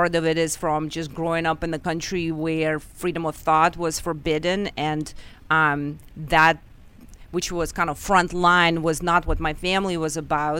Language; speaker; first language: English; non-native, fluent; Russian